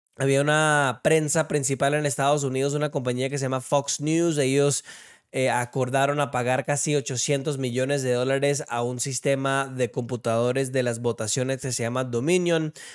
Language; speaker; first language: Spanish; early bilingual, heritage; Spanish